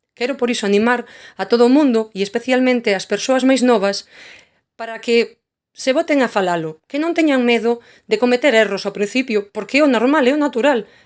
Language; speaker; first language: Galician; native; Galician